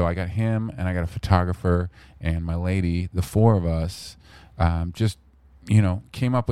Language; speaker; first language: English; native; English